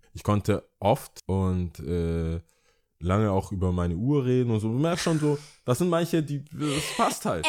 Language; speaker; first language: German; early bilingual, other home language; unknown